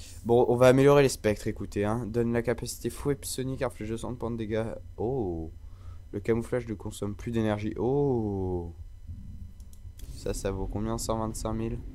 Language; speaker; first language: French; native; French